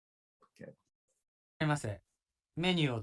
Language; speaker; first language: Japanese; non-native, fluent; English